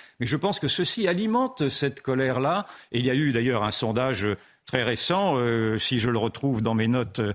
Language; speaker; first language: French; native; French